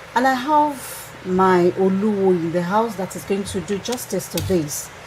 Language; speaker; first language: English; non-native, local second language; Yoruba